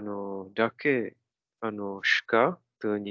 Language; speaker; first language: Japanese; non-native, learner; Czech